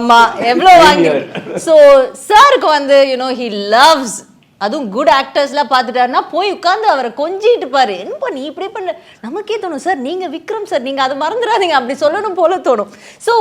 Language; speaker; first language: Tamil; native; Tamil